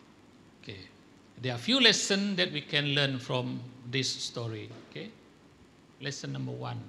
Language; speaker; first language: English; non-native, local second language; Malay